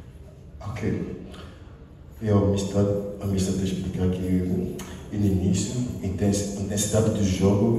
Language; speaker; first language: Portuguese; non-native, fluent; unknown